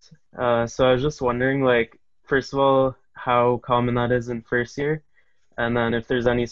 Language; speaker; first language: English; native; English